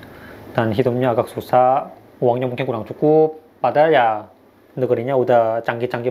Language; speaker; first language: Indonesian; non-native, fluent; Korean